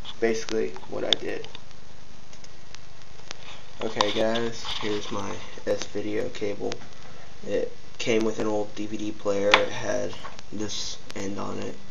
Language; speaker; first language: English; native; English